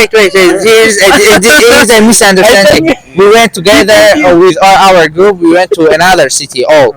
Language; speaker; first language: English; non-native, learner; Persian